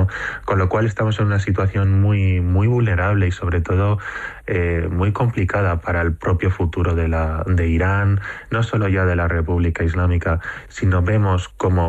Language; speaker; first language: Spanish; native; Spanish